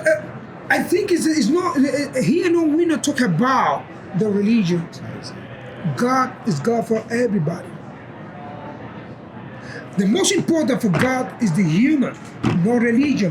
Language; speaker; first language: English; non-native, learner; Spanish